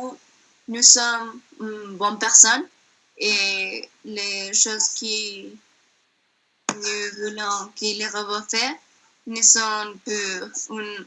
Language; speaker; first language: French; non-native, learner; Spanish